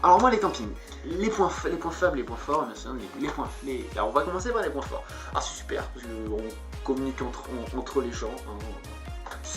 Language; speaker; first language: French; native; French